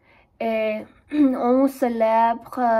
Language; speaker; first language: French; non-native, learner; English